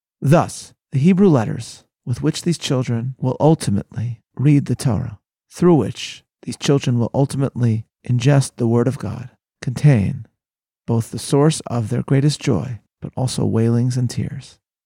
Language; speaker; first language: English; native; English